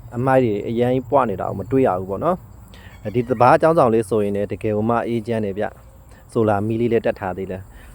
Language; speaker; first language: Burmese; non-native, local second language; Shan